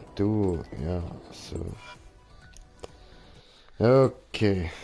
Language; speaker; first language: German; native; German